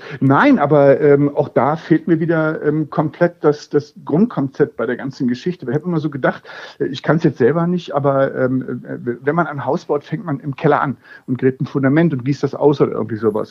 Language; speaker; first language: German; native; German